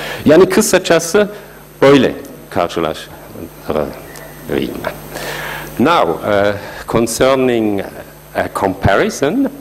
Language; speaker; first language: Turkish; non-native, fluent; German